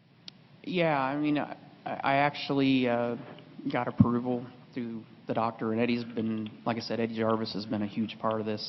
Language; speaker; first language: English; native; English